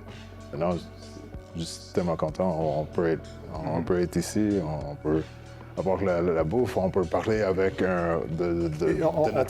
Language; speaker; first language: French; non-native, local second language; English